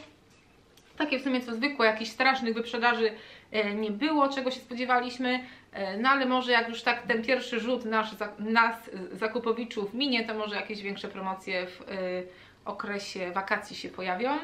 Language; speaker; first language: Polish; native; Polish